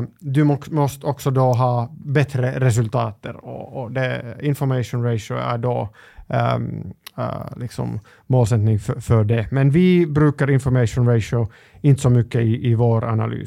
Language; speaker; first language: Swedish; non-native, local second language; Finnish